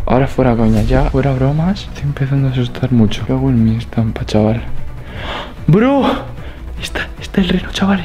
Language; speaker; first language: Spanish; native; Spanish